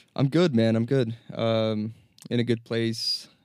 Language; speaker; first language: English; native; English